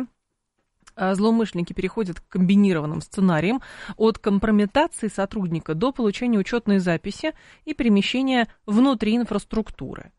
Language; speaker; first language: Russian; native; Russian